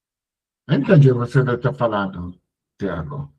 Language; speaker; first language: Portuguese; non-native, learner; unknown